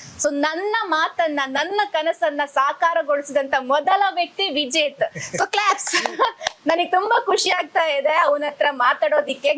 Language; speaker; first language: Kannada; non-native, local second language; Tulu